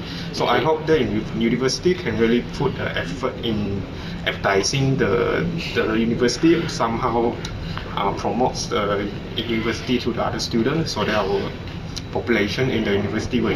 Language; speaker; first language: English; non-native, local second language; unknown